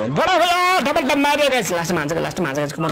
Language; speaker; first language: English; non-native, learner; Nepali